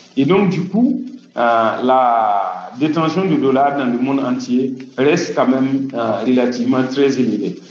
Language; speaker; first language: French; non-native, local second language; Mossi